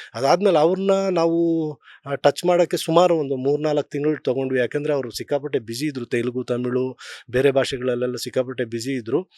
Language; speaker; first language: Kannada; native; Kannada